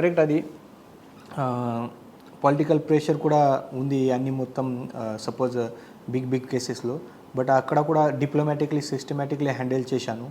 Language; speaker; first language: Telugu; non-native, fluent; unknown